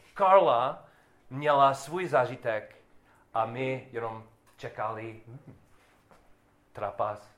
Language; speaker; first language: Czech; non-native, learner; English